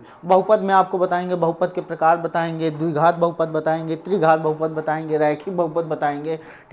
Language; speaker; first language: Hindi; native; Hindi